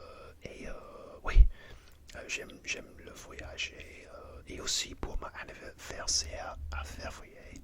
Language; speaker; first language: French; non-native, learner; English